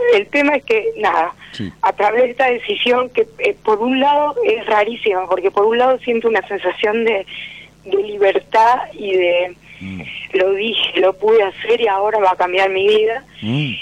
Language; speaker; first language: Spanish; native; Spanish